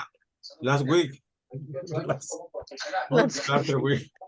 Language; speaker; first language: English; non-native, learner; Spanish